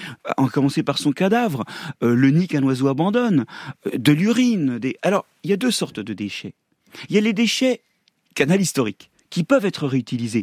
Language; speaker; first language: French; native; French